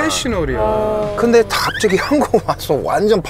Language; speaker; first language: Korean; non-native, learner; English